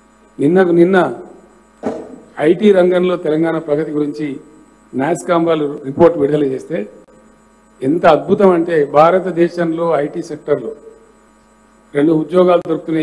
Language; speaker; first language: Telugu; native; Telugu